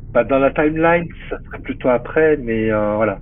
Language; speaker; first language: French; native; French